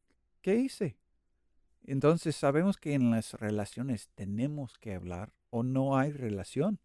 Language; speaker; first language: Spanish; non-native, learner; English